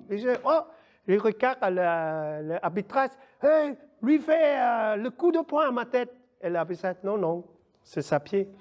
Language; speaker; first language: French; non-native, learner; Vietnamese